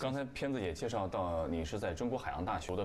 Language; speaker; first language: Chinese; native; Chinese